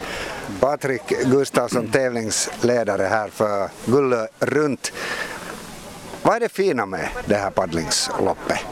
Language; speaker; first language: Swedish; native; Swedish